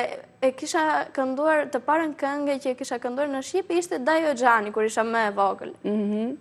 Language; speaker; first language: Albanian; early bilingual, heritage; Albanian